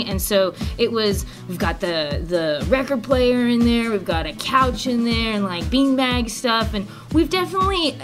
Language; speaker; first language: English; native; English